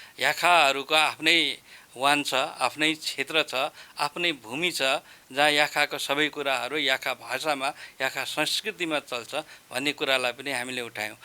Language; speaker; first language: Nepali; non-native, local second language; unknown